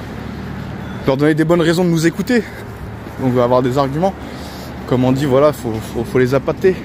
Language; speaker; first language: French; native; French